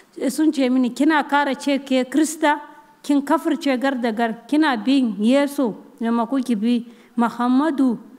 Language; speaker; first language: Hausa; non-native, local second language; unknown